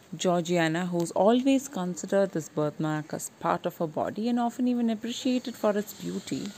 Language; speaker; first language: English; non-native, local second language; Malayalam